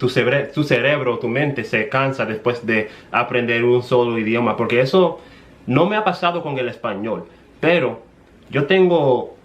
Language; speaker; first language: Spanish; non-native, fluent; English